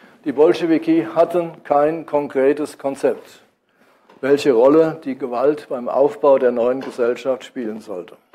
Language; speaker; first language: German; native; German